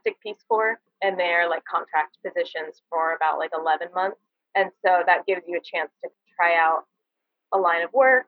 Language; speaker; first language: English; native; English